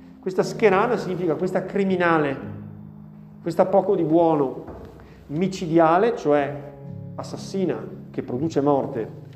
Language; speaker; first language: Italian; native; Italian